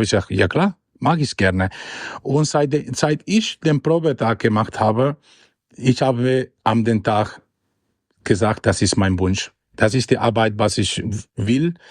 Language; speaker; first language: German; non-native, learner; Spanish